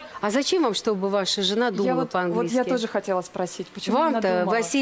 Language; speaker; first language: Russian; native; Russian